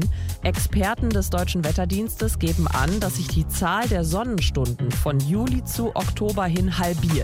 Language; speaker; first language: German; native; German